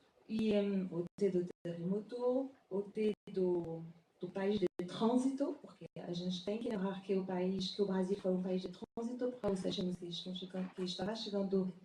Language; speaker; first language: Portuguese; non-native, fluent; French